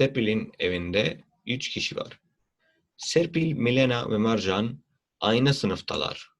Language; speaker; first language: Turkish; non-native, fluent; Urdu